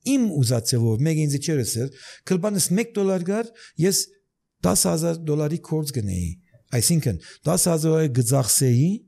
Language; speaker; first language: Armenian; early bilingual, heritage; Armenian